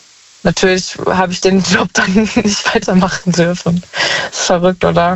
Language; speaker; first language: German; native; German